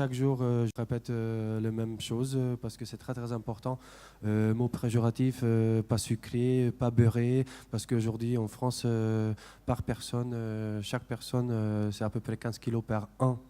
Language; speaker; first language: French; non-native, fluent; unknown